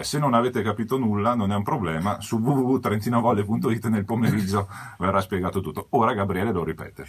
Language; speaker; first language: Italian; native; Italian